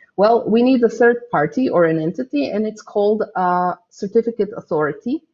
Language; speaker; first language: English; non-native, fluent; Croatian